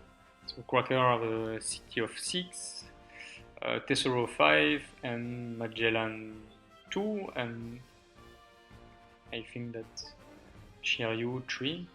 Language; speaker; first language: English; non-native, learner; French